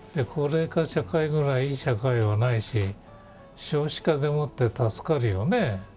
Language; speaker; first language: Japanese; native; Japanese